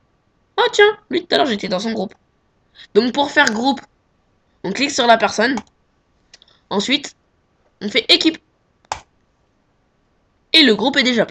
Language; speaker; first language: French; native; French